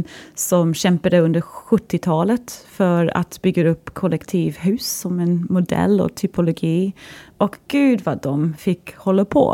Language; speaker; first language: Swedish; non-native, fluent; English